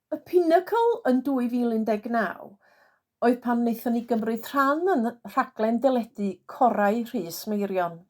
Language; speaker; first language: Welsh; non-native, fluent; English